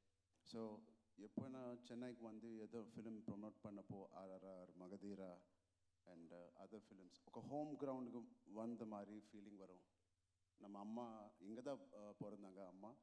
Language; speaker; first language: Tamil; non-native, local second language; Telugu